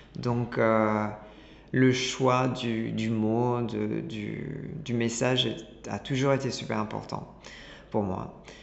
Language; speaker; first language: French; non-native, fluent; Italian